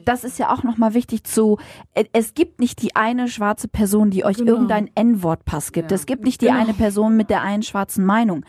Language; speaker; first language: German; early bilingual, other home language; Arabic